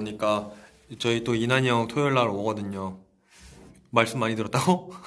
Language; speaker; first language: Korean; native; Korean